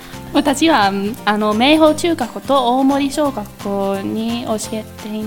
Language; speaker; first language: Japanese; non-native, learner; English